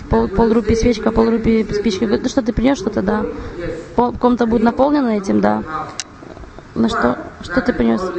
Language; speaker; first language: Russian; non-native, fluent; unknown